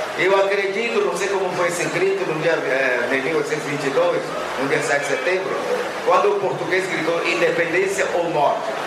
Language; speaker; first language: Portuguese; non-native, local second language; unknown